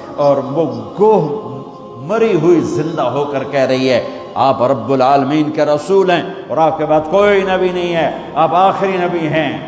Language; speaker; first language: Urdu; non-native, local second language; Punjabi